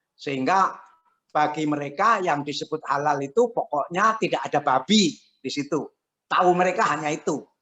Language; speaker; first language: Indonesian; non-native, local second language; Javanese